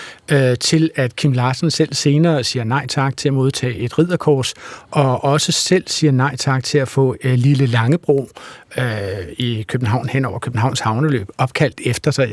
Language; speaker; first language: Danish; native; Danish